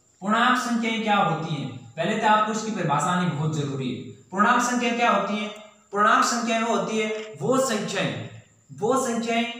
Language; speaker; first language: Hindi; native; Hindi